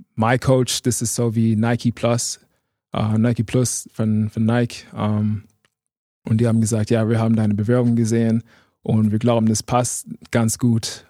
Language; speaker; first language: German; non-native, fluent; English